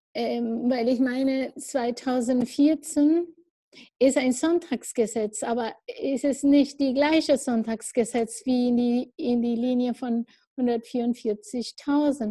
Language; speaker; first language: German; non-native, learner; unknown